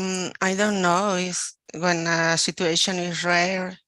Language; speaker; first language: English; non-native, learner; Spanish